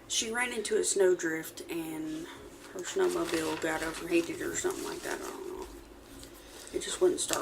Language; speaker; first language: English; native; English